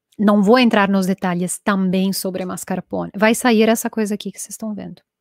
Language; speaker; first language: Portuguese; non-native, fluent; Italian